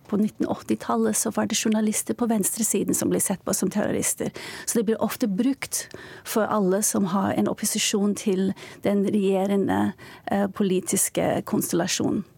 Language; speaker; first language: Norwegian; non-native, fluent; Turkish